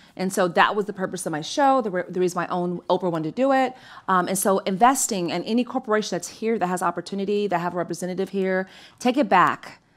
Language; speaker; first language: English; native; English